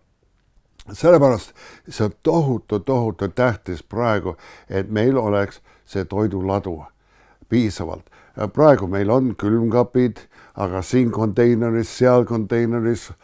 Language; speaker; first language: Estonian; non-native, fluent; English